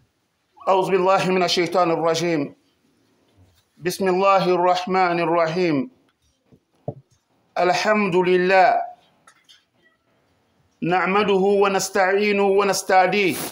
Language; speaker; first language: Arabic; non-native, fluent; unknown